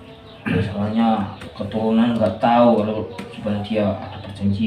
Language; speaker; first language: Indonesian; non-native, local second language; Javanese